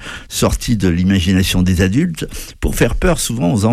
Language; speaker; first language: French; native; French